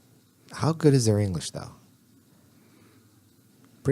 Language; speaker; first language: English; native; English